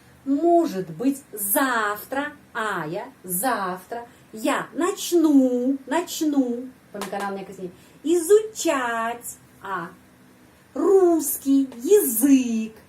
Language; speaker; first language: Russian; non-native, fluent; Indonesian